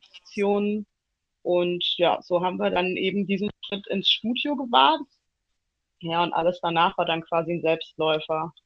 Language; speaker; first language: German; early bilingual, other home language; Italian